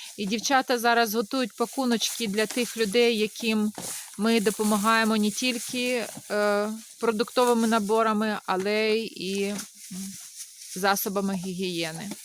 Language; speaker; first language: Ukrainian; native; Ukrainian